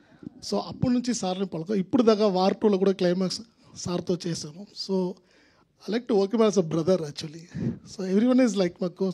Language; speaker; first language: Telugu; non-native, learner; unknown